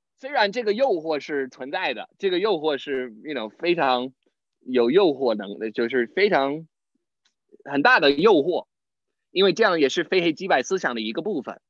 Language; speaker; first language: Chinese; non-native, fluent; English